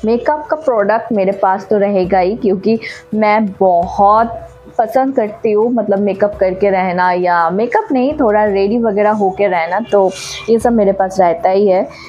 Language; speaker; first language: Hindi; non-native, local second language; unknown